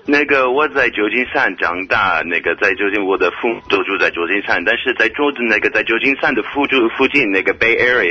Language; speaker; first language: Chinese; non-native, fluent; English